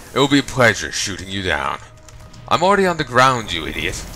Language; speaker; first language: English; native; English